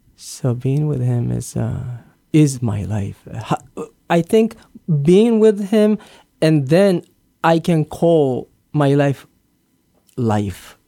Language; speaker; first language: English; non-native, learner; Japanese